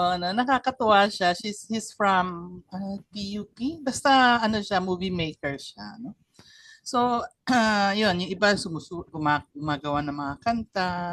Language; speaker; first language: Filipino; non-native, local second language; Iloko